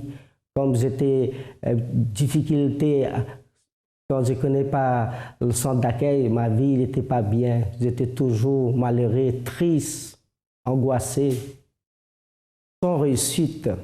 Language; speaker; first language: French; non-native, fluent; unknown